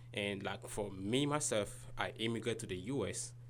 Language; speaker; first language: English; non-native, learner; Lingala